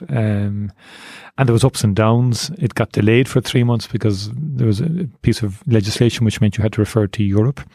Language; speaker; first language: English; native; English